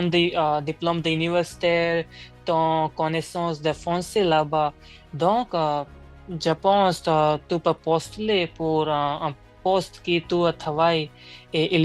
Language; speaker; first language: French; non-native, learner; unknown